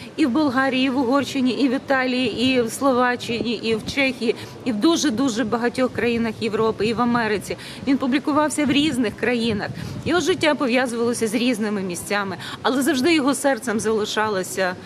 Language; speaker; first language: Ukrainian; native; Ukrainian